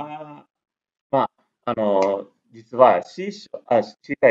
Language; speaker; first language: Japanese; non-native, learner; English